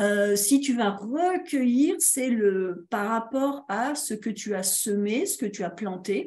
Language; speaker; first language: French; native; French